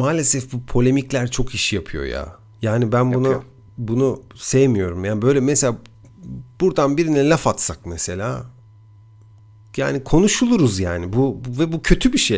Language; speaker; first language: Turkish; native; Turkish